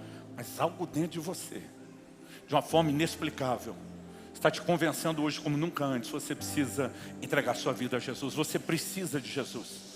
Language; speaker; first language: Portuguese; native; Portuguese